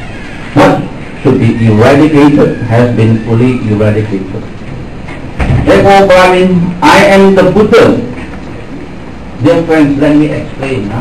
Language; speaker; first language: English; non-native, local second language; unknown